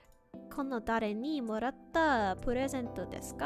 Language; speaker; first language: Japanese; non-native, learner; English